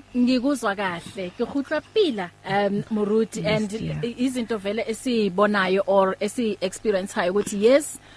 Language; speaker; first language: Zulu; native; Zulu